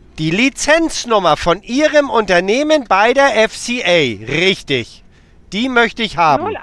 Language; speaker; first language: German; native; German